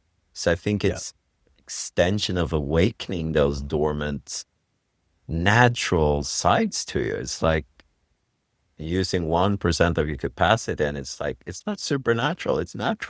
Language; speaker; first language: English; non-native, fluent; Swedish